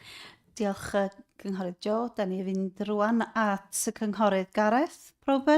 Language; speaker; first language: Welsh; native; Welsh